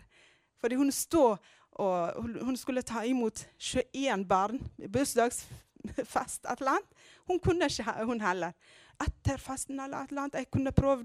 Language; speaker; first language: Norwegian; non-native, fluent; Amharic